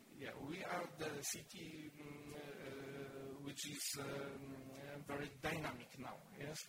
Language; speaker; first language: English; non-native, learner; Polish